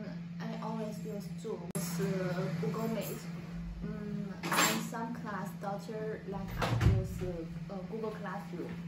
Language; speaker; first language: English; non-native, learner; Chinese